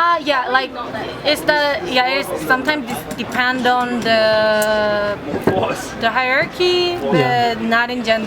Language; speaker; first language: English; non-native, learner; Korean